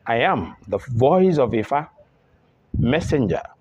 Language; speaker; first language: English; non-native, local second language; Yoruba